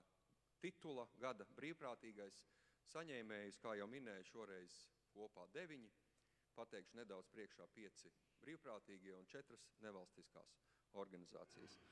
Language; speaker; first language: Latvian; native; Latvian